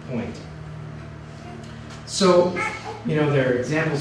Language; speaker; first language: English; native; English